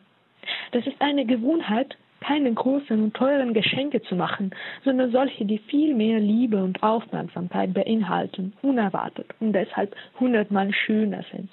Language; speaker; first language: German; non-native, fluent; Russian